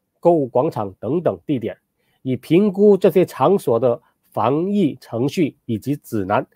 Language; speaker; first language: Chinese; native; Chinese